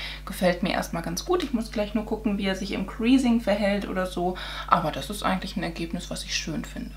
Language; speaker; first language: German; native; German